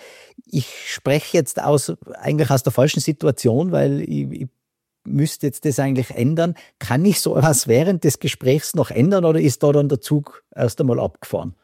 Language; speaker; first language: German; native; German